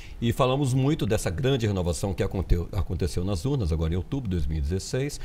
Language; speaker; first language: Portuguese; native; Portuguese